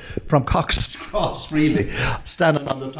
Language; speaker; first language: English; native; English